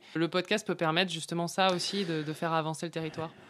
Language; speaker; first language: French; native; French